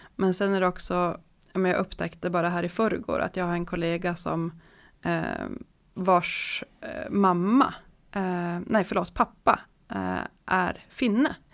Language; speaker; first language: Swedish; native; Swedish